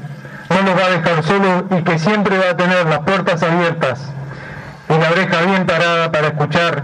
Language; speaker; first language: Spanish; native; Spanish